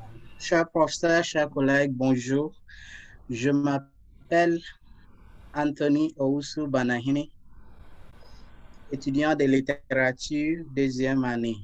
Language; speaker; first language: French; non-native, fluent; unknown